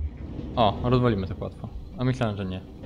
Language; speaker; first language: Polish; native; Polish